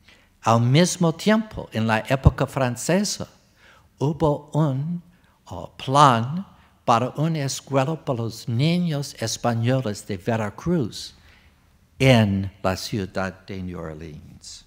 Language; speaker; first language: Spanish; non-native, fluent; English